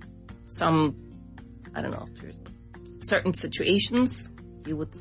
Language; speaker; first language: English; non-native, fluent; Spanish